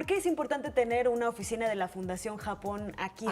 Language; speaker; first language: Spanish; native; Spanish